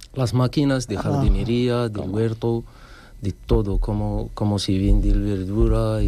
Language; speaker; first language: Spanish; non-native, learner; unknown